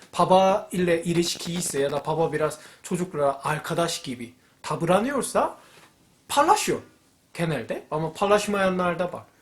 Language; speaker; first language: Turkish; non-native, fluent; Korean